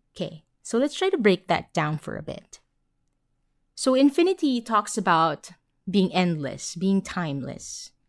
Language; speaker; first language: English; non-native, local second language; Filipino